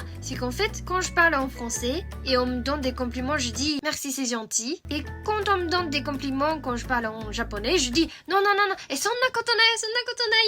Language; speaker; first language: French; non-native, fluent; Japanese